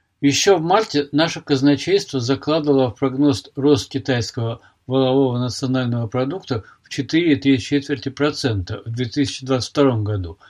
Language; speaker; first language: Russian; native; Russian